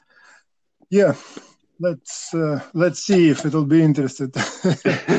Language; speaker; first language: English; non-native, fluent; Russian